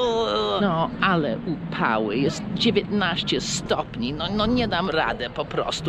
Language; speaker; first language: Polish; early bilingual, heritage; Polish